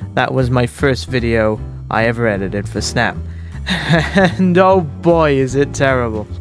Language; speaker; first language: English; native; English